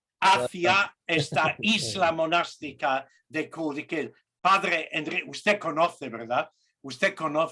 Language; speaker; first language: Spanish; non-native, fluent; English